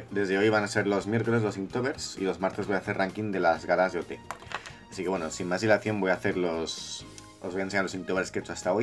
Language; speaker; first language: Spanish; native; Spanish